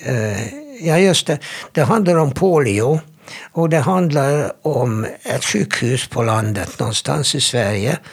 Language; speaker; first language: Swedish; non-native, fluent; Hebrew